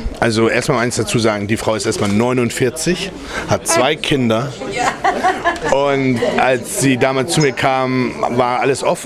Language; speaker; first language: German; native; German